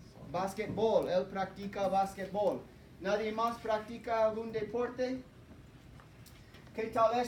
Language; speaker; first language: Spanish; non-native, fluent; English